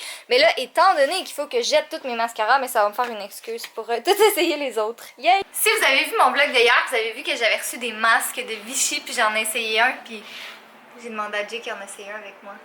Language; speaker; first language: French; native; French